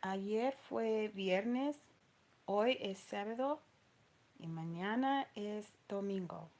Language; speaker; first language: Spanish; non-native, learner; English